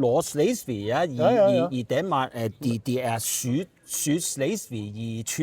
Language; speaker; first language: Danish; non-native, learner; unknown